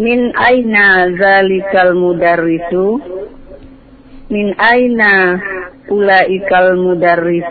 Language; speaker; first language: Arabic; non-native, learner; Indonesian